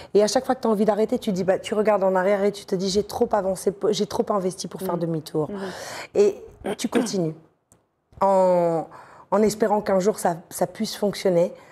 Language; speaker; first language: French; native; French